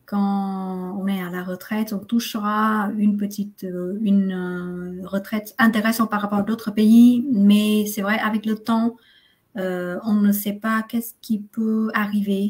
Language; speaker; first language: French; non-native, fluent; Vietnamese